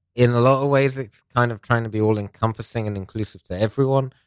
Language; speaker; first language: English; non-native, local second language; Persian